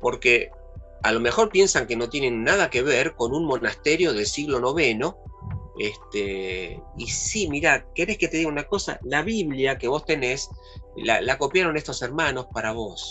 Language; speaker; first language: Spanish; native; Spanish